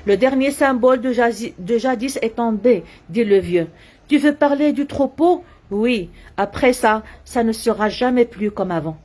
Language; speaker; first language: French; non-native, local second language; Arabic